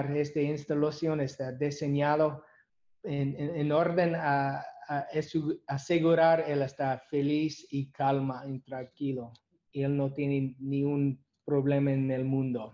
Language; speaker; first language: Spanish; non-native, learner; English